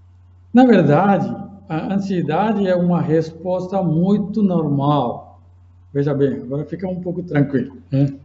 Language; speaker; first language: Portuguese; non-native, fluent; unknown